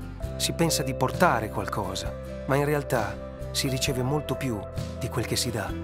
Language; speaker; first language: Italian; native; Italian